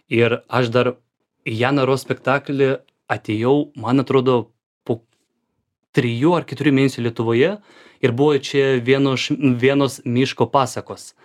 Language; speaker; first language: Lithuanian; non-native, fluent; Ukrainian